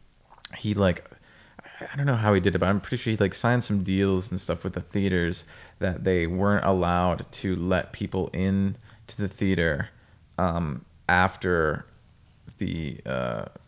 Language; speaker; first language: English; native; English